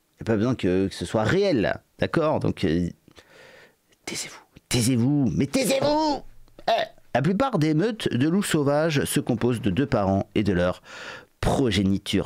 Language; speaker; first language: French; native; French